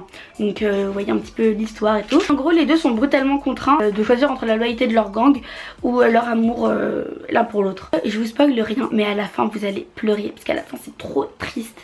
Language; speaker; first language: French; native; French